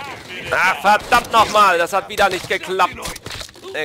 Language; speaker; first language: German; native; German